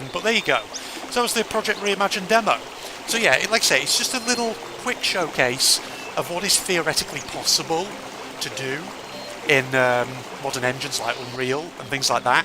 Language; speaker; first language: English; native; English